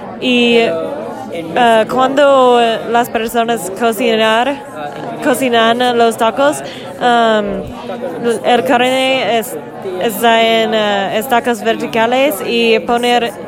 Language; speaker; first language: Spanish; non-native, learner; English